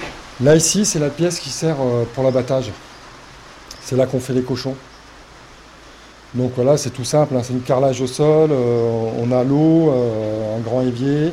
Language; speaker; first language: French; native; French